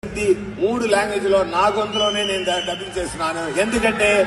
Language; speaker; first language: Telugu; non-native, fluent; Tamil